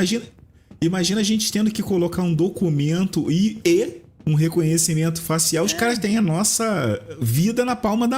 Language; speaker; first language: Portuguese; native; Portuguese